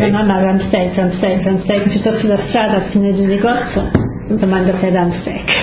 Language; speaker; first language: Italian; early bilingual, heritage; Italian